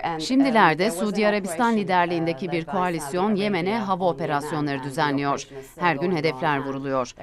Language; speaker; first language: Turkish; native; Turkish